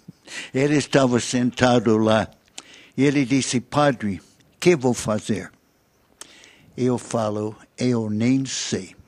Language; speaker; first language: Portuguese; non-native, learner; English